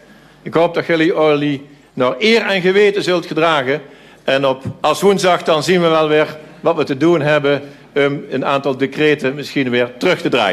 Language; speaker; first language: Dutch; native; Dutch